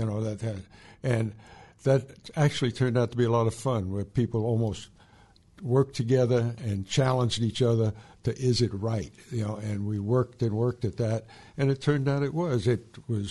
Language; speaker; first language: English; native; English